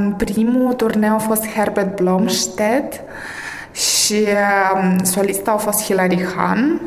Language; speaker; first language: Romanian; early bilingual, heritage; Romanian